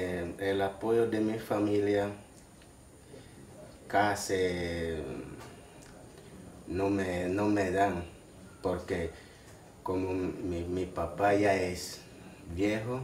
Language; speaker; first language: Spanish; non-native, local second language; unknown